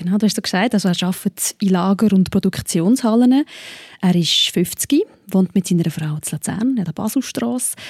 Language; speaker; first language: German; native; German